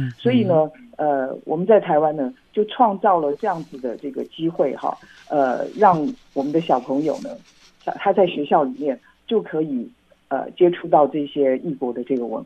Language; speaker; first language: Chinese; native; Chinese